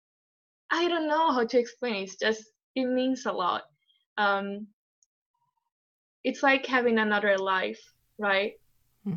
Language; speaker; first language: English; non-native, fluent; Italian